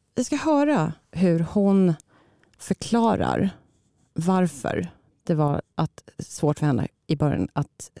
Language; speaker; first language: Swedish; early bilingual, other home language; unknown